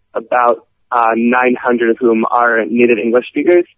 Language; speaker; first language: English; native; English